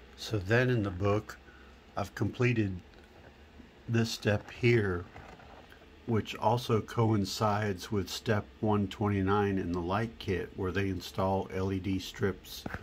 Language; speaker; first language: English; native; English